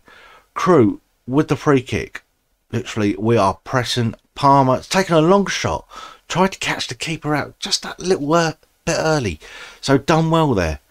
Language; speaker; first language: English; native; English